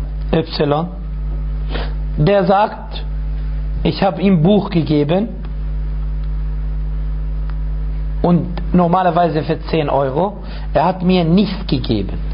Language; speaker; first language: German; non-native, fluent; Arabic